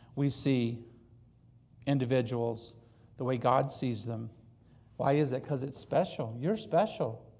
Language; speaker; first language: English; early bilingual, other home language; Polish